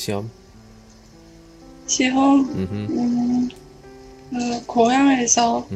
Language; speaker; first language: Korean; non-native, learner; Chinese